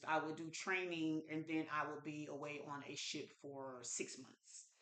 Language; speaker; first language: English; native; English